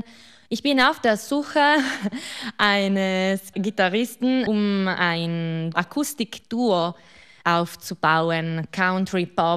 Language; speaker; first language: German; non-native, local second language; Italian